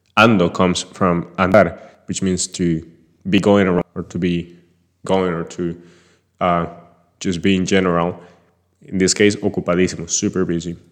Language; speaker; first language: English; non-native, fluent; Spanish